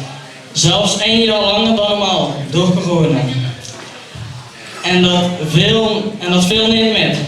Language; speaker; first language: Dutch; native; Dutch